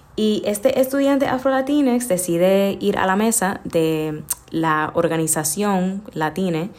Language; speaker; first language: Spanish; early bilingual, heritage; Spanish